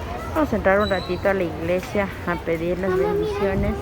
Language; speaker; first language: Spanish; native; Spanish